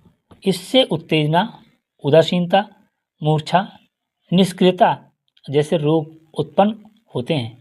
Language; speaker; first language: Hindi; native; Hindi